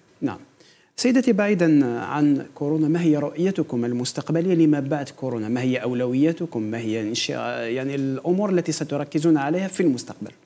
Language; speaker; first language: Arabic; non-native, local second language; Kabyle